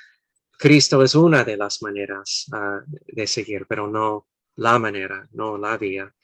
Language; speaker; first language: Spanish; non-native, fluent; English